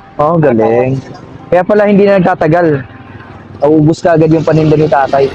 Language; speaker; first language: Filipino; native; Filipino